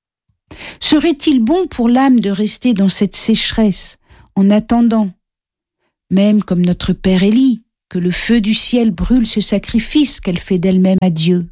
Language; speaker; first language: French; native; French